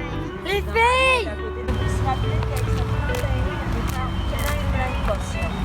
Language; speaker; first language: French; native; French